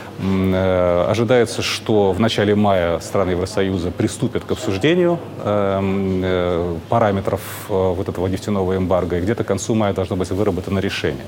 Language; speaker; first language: Russian; native; Russian